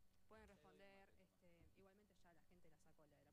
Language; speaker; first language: Spanish; native; Spanish